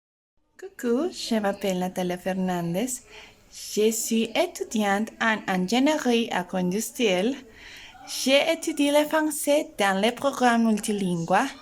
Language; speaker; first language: French; non-native, learner; Spanish